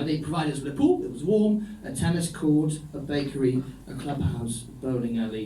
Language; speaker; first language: English; non-native, fluent; Dutch